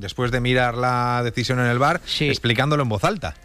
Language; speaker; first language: Spanish; native; Spanish